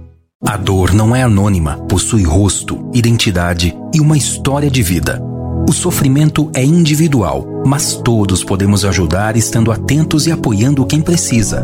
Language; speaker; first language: Portuguese; native; Portuguese